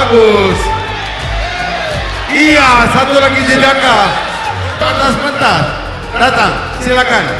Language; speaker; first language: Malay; non-native, local second language; Tamil